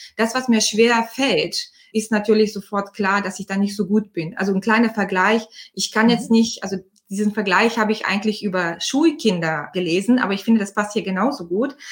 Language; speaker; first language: German; non-native, fluent; Bulgarian